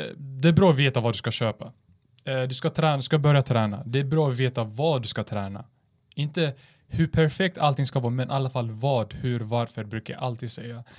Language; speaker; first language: Swedish; early bilingual, other home language; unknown